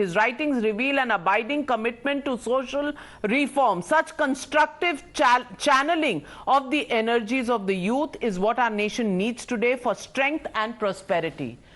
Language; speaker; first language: English; non-native, local second language; Hindi